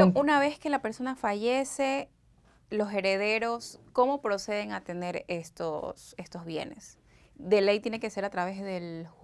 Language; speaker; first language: Spanish; native; Spanish